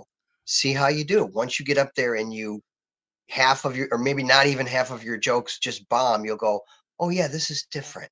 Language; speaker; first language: English; native; English